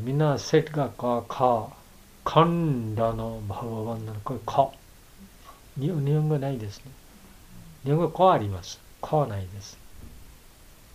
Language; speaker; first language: Japanese; non-native, learner; Bangla